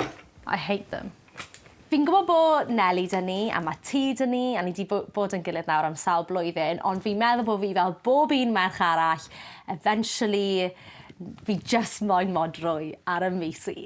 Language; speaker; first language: Welsh; native; Welsh